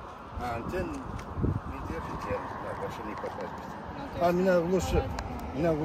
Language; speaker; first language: Russian; non-native, local second language; Kazakh